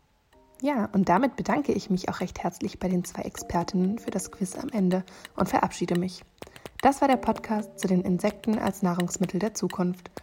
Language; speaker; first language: German; native; German